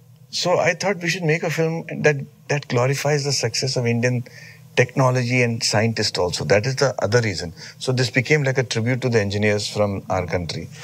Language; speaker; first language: English; non-native, local second language; Tamil